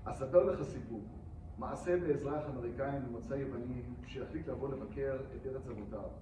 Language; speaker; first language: Hebrew; non-native, learner; English